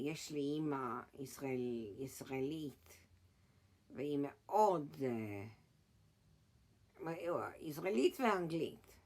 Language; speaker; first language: Hebrew; early bilingual, heritage; English